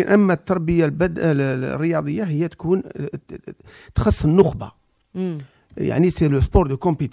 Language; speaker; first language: Arabic; native; Arabic